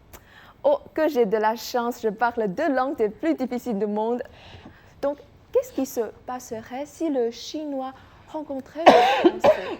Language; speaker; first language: French; non-native, fluent; Chinese